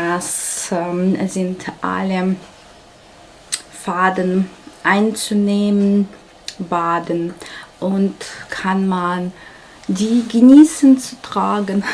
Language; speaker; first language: German; non-native, fluent; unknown